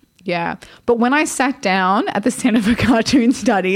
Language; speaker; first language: English; native; English